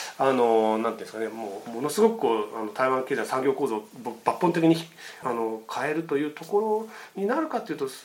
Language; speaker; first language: Japanese; native; Japanese